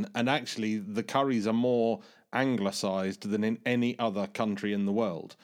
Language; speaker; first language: English; early bilingual, other home language; Hindi